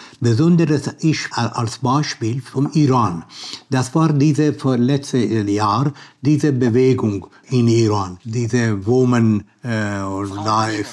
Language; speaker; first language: German; non-native, learner; Persian